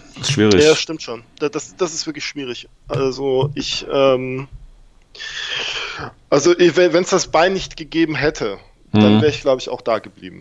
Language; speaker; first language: German; native; German